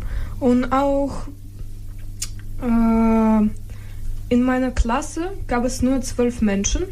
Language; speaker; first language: German; non-native, fluent; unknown